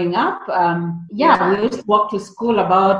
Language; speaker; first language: English; non-native, local second language; Kikuyu